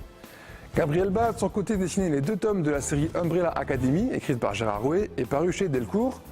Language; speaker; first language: French; native; French